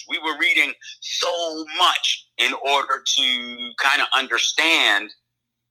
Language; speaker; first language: English; native; English